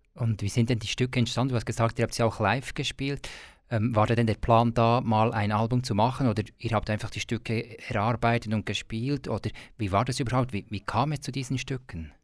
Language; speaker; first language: German; native; German